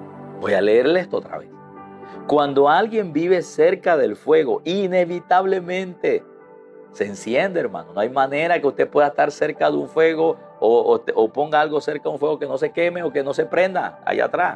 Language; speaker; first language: Spanish; native; Spanish